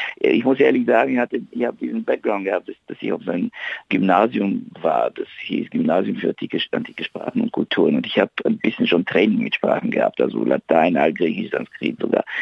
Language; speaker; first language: German; non-native, fluent; Bulgarian